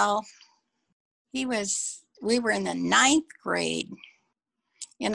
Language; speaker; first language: English; native; English